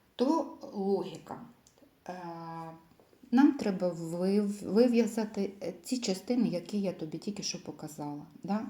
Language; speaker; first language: Ukrainian; non-native, local second language; Russian